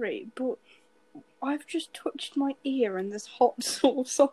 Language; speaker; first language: English; native; English